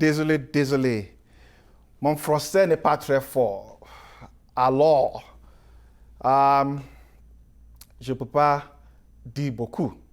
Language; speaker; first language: French; non-native, learner; English